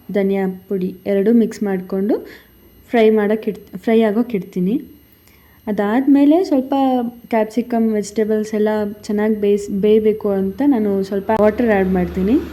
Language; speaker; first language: Kannada; non-native, local second language; Lambadi